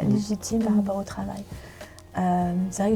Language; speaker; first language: French; native; French